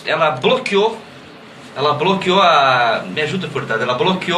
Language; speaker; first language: Portuguese; native; Portuguese